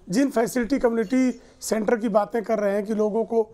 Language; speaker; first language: Hindi; native; Hindi